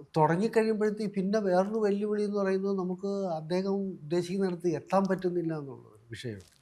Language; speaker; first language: Malayalam; native; Malayalam